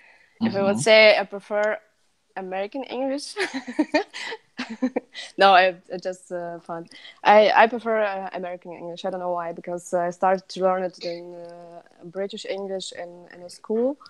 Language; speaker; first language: English; non-native, learner; Russian